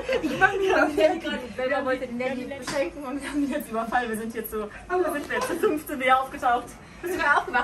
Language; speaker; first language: German; native; German